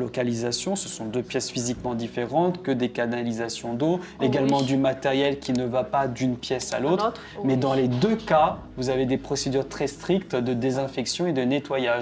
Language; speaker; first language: French; native; French